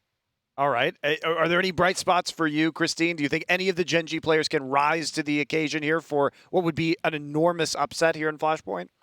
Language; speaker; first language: English; native; English